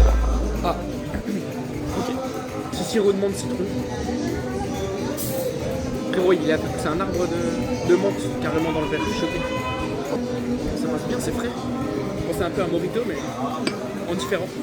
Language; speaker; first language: French; native; French